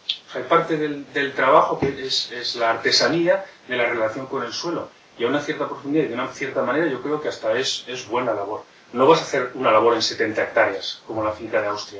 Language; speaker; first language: Spanish; native; Spanish